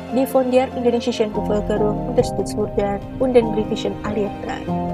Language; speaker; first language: German; non-native, fluent; Indonesian